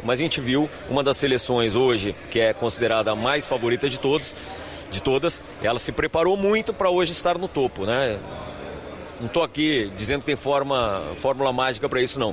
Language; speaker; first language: Portuguese; native; Portuguese